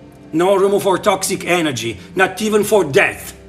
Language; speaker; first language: English; non-native, learner; Italian